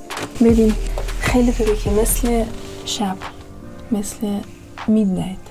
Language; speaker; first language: Persian; non-native, learner; Russian